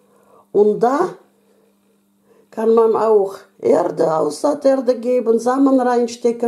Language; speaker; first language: German; non-native, fluent; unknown